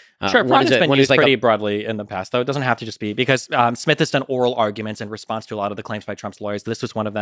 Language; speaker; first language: English; native; English